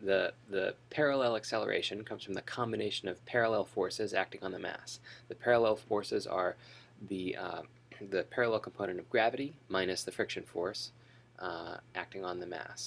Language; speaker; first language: English; native; English